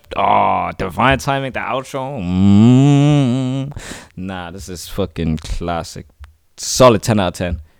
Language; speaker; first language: English; native; English